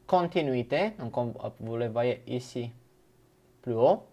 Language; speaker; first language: French; non-native, fluent; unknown